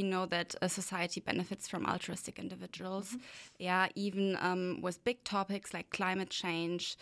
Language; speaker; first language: English; non-native, fluent; German